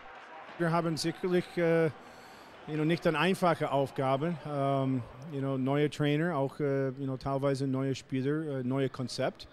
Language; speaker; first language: German; non-native, fluent; English